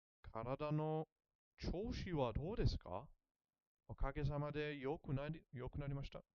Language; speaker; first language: Japanese; non-native, learner; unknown